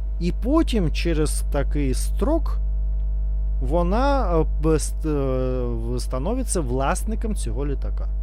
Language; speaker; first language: Ukrainian; non-native, learner; Russian